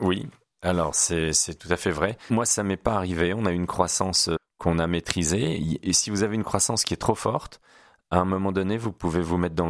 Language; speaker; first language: French; native; French